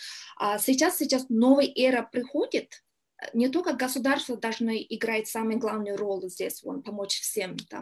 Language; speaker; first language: Russian; non-native, learner; Kyrgyz